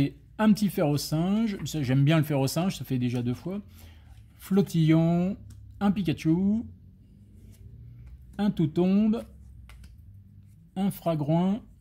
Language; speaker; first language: French; native; French